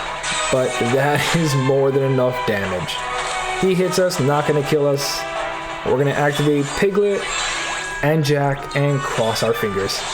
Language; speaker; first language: English; native; English